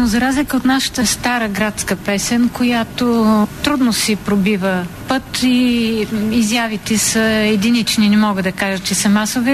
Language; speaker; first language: Bulgarian; native; Bulgarian